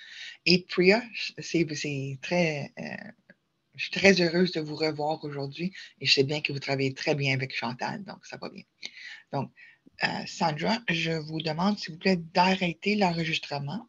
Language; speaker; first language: French; native; French